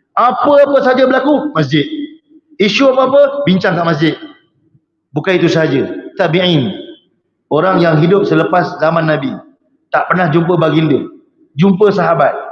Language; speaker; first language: Malay; native; Malay